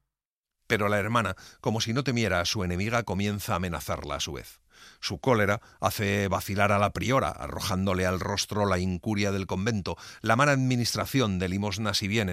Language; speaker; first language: Spanish; native; Spanish